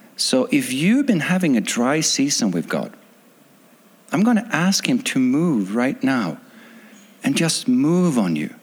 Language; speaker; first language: English; non-native, fluent; Swedish